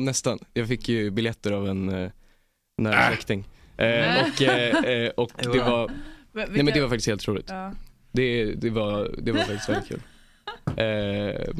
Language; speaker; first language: Swedish; native; Swedish